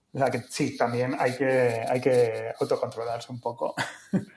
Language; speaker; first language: Spanish; native; Spanish